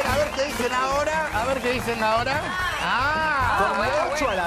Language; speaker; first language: Spanish; native; Spanish